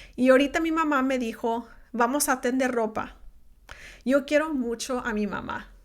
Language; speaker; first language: Spanish; early bilingual, heritage; Spanish